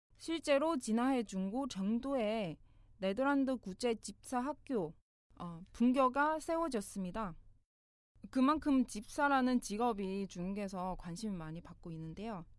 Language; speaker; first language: Korean; non-native, fluent; Chinese